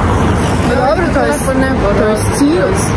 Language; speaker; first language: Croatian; non-native, fluent; Russian